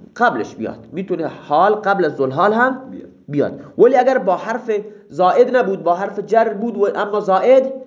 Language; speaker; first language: Persian; non-native, local second language; Baluchi